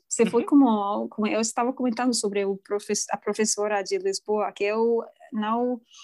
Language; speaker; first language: Portuguese; non-native, fluent; English